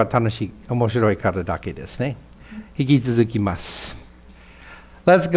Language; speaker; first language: Japanese; non-native, fluent; English